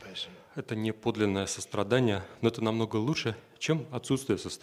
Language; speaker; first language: Russian; native; Russian